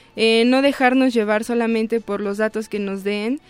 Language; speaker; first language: Spanish; native; Spanish